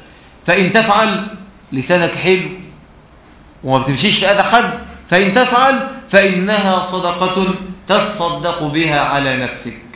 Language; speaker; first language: Arabic; native; Arabic